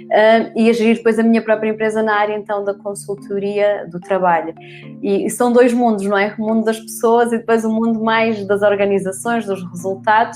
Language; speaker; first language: Portuguese; native; Portuguese